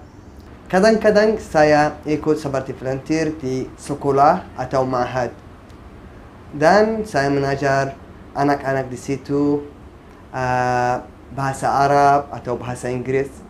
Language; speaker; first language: Indonesian; non-native, fluent; Arabic